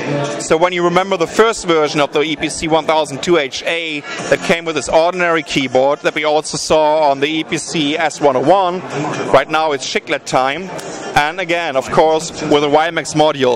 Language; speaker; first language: English; non-native, fluent; German